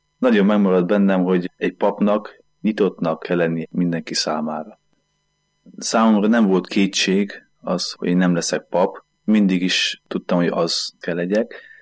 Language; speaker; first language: Hungarian; native; Hungarian